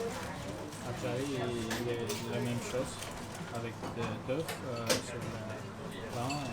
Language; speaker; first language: French; non-native, learner; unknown